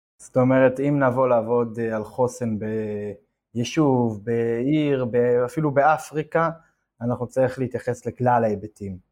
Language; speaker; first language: Hebrew; native; Hebrew